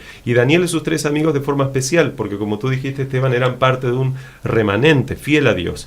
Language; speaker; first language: Spanish; native; Spanish